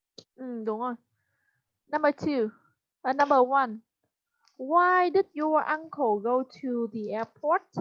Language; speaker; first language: English; non-native, fluent; Vietnamese